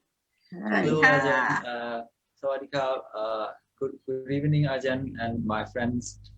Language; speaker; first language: English; non-native, fluent; Burmese